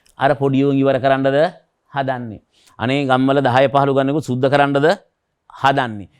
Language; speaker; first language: Sinhala; native; Sinhala